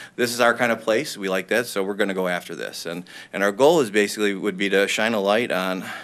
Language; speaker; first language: English; native; English